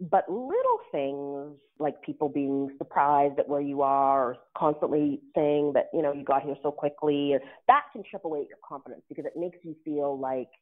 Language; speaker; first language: English; native; English